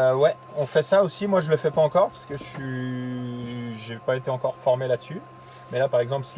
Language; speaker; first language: French; native; French